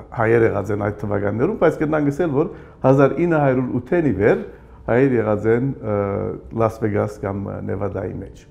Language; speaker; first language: Armenian; native; Armenian